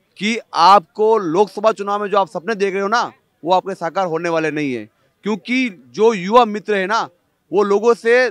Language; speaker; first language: Hindi; native; Hindi